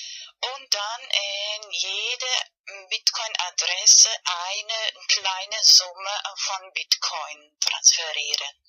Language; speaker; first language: German; non-native, fluent; Spanish